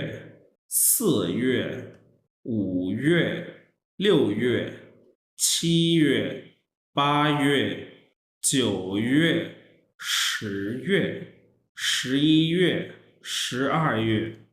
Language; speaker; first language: Chinese; non-native, fluent; Urdu